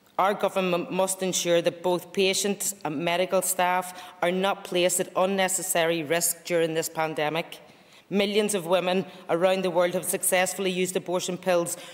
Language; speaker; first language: English; native; English